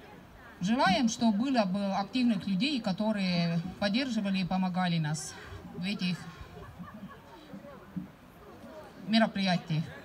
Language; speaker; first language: Russian; non-native, local second language; Estonian